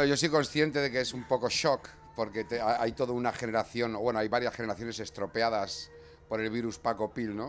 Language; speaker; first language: Spanish; native; Spanish